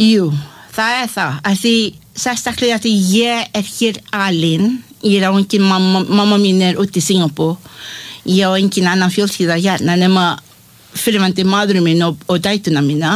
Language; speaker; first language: Icelandic; non-native, learner; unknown